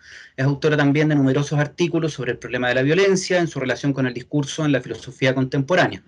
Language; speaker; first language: Spanish; native; Spanish